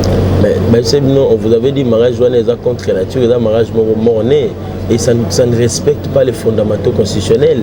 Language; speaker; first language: French; non-native, local second language; Lingala